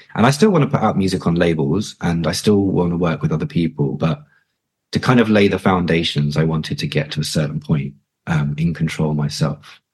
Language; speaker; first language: English; native; English